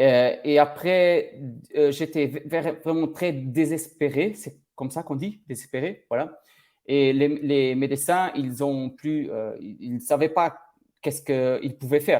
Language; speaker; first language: French; non-native, learner; Portuguese